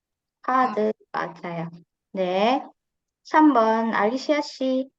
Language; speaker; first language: Korean; non-native, fluent; Indonesian